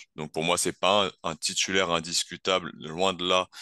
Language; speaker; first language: French; native; French